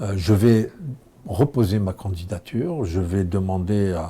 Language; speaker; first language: French; non-native, local second language; Arabic